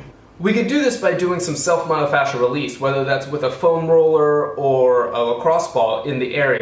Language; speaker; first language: English; native; English